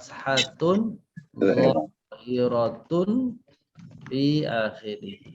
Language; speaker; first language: Arabic; non-native, fluent; Indonesian